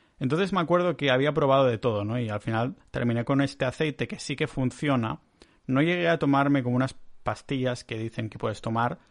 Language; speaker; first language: Spanish; native; Spanish